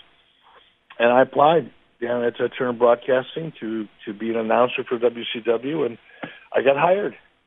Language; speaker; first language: English; native; English